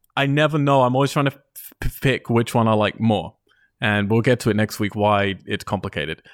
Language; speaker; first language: English; native; English